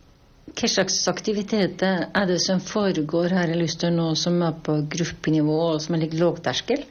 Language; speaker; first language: Norwegian; native; Norwegian